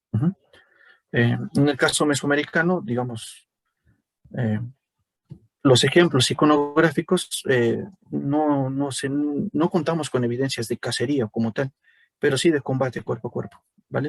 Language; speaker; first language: Spanish; native; Spanish